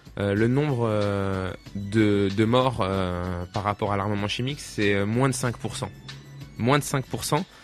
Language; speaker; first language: French; native; French